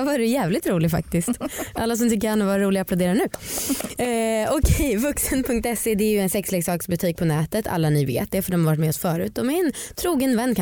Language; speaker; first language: Swedish; native; Swedish